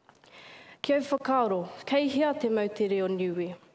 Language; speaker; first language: Māori; non-native, learner; English